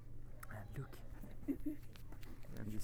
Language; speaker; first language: English; non-native, fluent; French